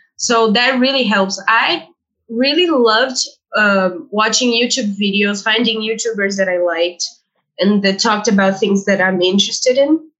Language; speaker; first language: English; non-native, fluent; Portuguese